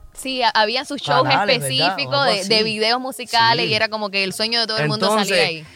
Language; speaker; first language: Spanish; native; Spanish